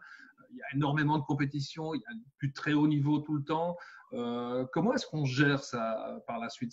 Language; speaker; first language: French; native; French